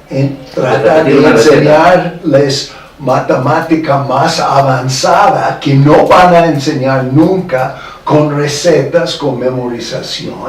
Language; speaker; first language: Spanish; non-native, fluent; English